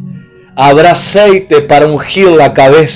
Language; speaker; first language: Spanish; native; Spanish